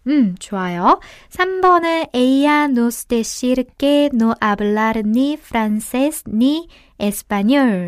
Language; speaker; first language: Spanish; non-native, fluent; Korean